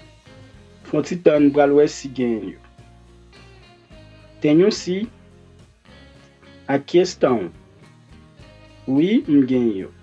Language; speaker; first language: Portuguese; non-native, fluent; Haitian Creole